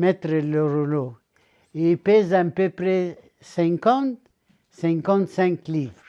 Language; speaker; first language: French; non-native, learner; Arabic